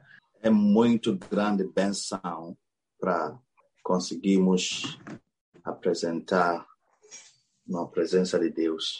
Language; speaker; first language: Portuguese; non-native, learner; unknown